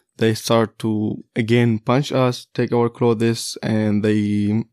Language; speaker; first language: English; non-native, fluent; Kurdish